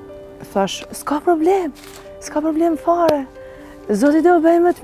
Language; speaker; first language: Dutch; non-native, learner; Albanian